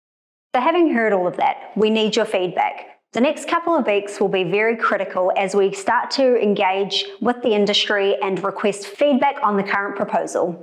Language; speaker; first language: English; native; English